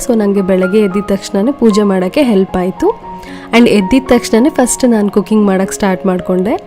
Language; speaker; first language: Kannada; native; Kannada